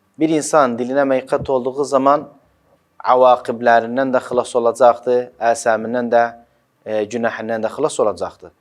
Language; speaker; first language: Turkish; native; Turkish